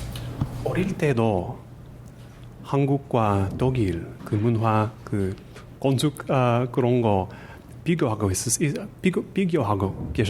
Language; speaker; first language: Korean; non-native, learner; English